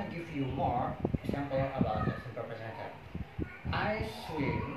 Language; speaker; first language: English; non-native, learner; Indonesian